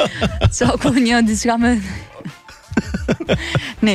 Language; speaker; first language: Albanian; native; Albanian